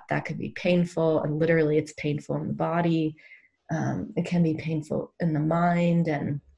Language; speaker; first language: English; native; English